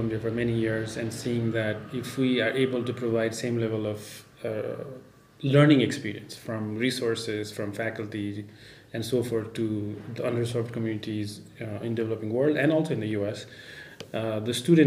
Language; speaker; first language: English; non-native, local second language; Nepali